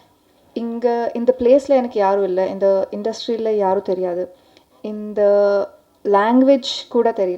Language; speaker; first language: Tamil; non-native, learner; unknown